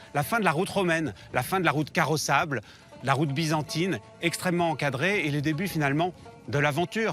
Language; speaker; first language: French; native; French